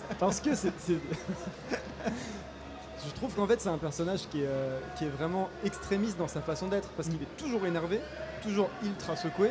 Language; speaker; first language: French; native; French